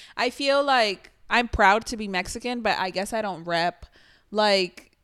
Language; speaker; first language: English; early bilingual, other home language; Spanish